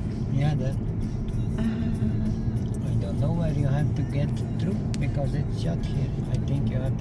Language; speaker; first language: English; non-native, fluent; Dutch